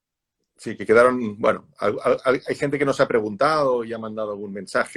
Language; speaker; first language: Spanish; native; Spanish